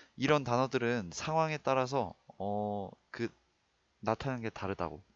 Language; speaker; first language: Korean; native; Korean